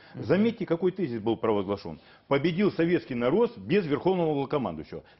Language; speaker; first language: Russian; native; Russian